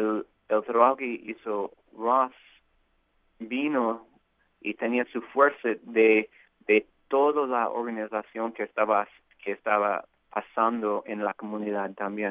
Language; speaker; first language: Spanish; non-native, fluent; English